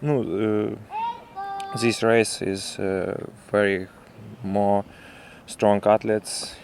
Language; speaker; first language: English; non-native, learner; Russian